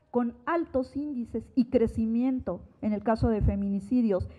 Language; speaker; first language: Spanish; native; Spanish